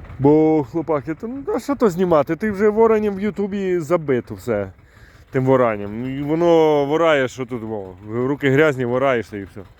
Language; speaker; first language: Ukrainian; native; Ukrainian